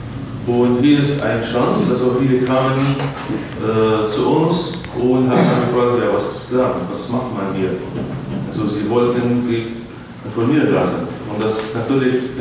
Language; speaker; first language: German; non-native, fluent; Arabic